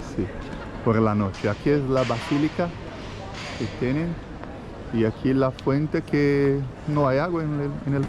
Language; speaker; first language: Spanish; non-native, fluent; Portuguese